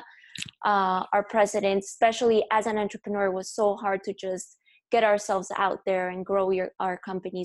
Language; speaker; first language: English; non-native, fluent; Spanish